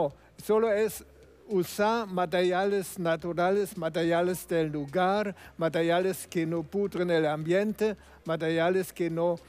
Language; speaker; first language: Spanish; non-native, fluent; German